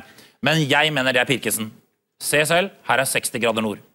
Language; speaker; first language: Norwegian; native; Norwegian